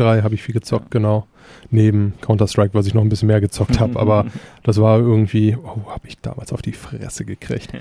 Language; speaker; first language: German; native; German